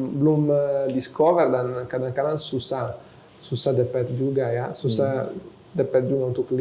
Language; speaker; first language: Indonesian; non-native, fluent; Italian